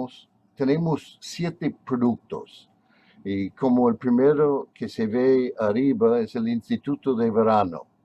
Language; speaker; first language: Spanish; non-native, fluent; English